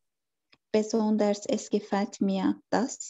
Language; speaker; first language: German; non-native, learner; Turkish